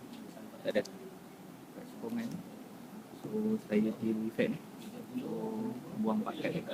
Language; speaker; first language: Malay; native; Malay